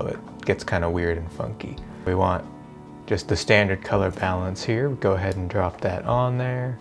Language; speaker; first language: English; native; English